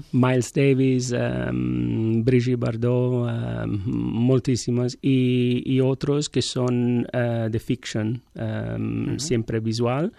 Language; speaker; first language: Catalan; non-native, learner; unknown